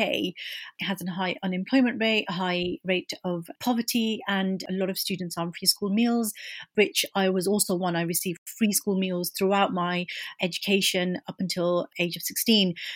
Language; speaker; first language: English; native; English